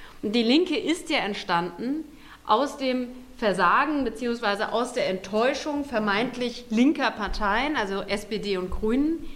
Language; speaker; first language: German; native; German